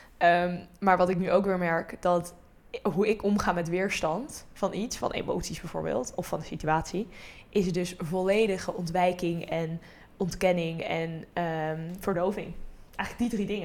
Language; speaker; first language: Dutch; native; Dutch